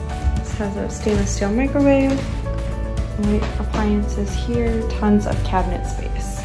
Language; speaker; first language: English; native; English